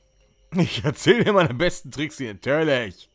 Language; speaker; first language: German; native; German